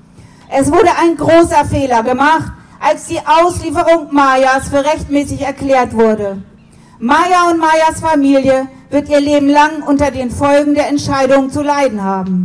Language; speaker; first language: German; native; German